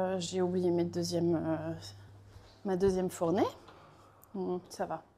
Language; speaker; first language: French; native; French